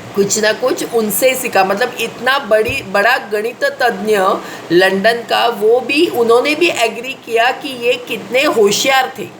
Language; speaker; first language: Hindi; non-native, local second language; Marathi